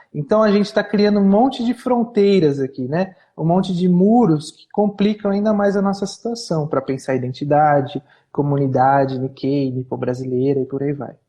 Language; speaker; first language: Portuguese; native; Portuguese